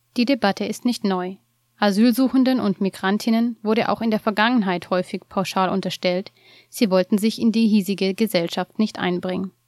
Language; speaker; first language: German; native; German